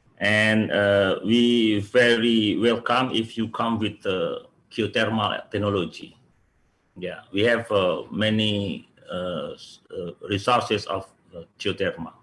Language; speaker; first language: English; non-native, learner; Indonesian